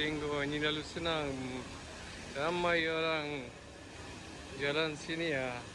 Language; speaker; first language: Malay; non-native, learner; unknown